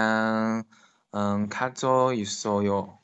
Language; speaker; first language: Korean; non-native, learner; Chinese